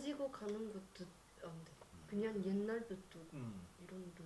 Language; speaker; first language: Korean; non-native, learner; Japanese